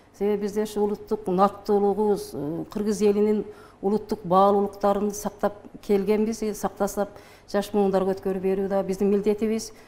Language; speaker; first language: Kyrgyz; native; Kyrgyz